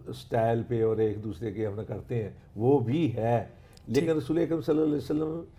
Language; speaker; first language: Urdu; non-native, local second language; Punjabi